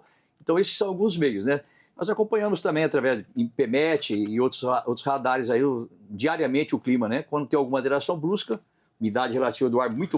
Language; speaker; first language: Portuguese; native; Portuguese